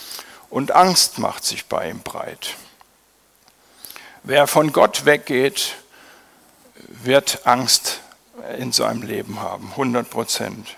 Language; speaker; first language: German; native; German